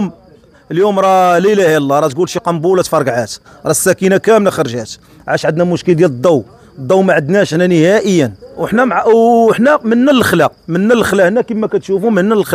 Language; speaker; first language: Arabic; native; Arabic